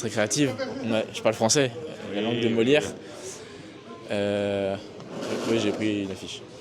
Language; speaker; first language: French; native; French